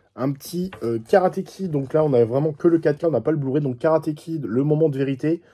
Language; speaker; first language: French; native; French